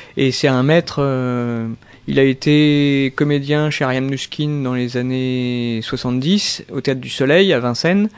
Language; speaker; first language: French; native; French